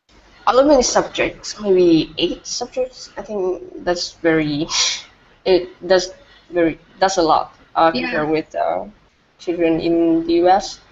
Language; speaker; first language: English; non-native, fluent; Vietnamese